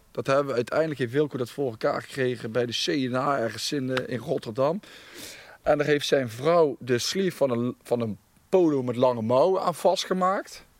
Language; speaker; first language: Dutch; native; Dutch